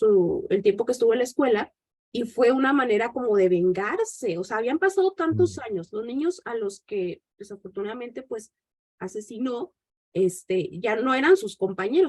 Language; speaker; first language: Spanish; native; Spanish